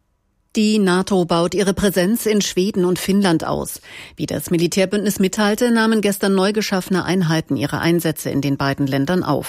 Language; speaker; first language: German; native; German